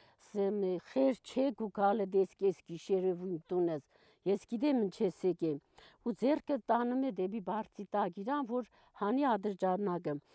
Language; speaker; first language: Armenian; non-native, local second language; Kurdish